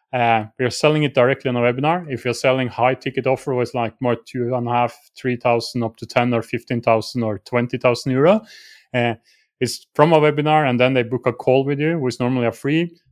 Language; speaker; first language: English; non-native, fluent; Norwegian